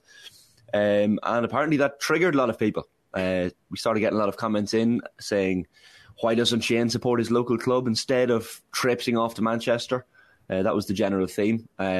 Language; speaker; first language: English; native; English